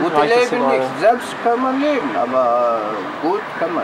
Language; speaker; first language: German; non-native, learner; Turkish